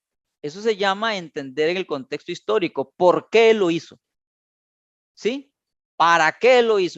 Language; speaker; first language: Spanish; native; Spanish